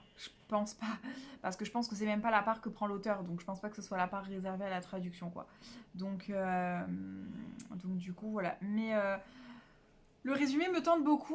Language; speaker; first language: French; native; French